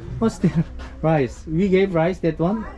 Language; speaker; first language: English; non-native, learner; Korean